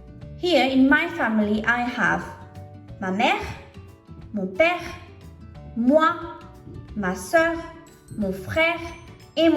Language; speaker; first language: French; non-native, fluent; English